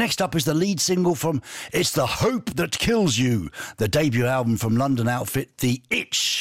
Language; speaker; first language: English; native; English